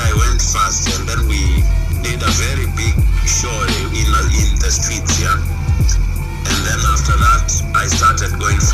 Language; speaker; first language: English; non-native, local second language; Swahili